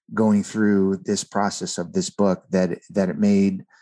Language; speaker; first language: English; native; English